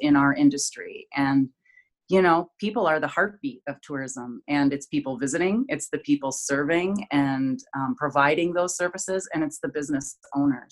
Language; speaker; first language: English; native; English